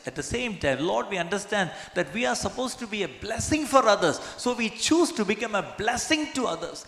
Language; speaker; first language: English; non-native, local second language; Malayalam